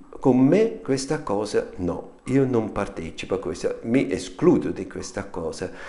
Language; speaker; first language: Italian; non-native, fluent; German